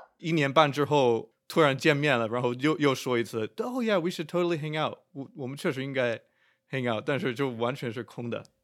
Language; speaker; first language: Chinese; non-native, fluent; English